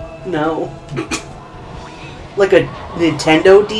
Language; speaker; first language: English; native; English